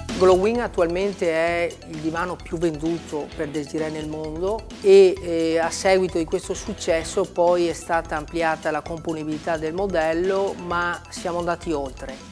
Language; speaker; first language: Italian; native; Italian